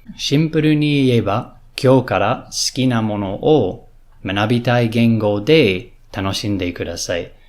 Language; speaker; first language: Japanese; non-native, learner; English